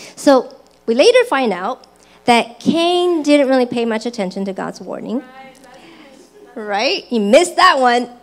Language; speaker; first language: English; early bilingual, other home language; Chinese